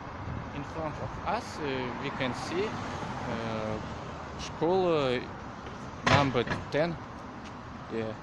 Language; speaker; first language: English; non-native, learner; Russian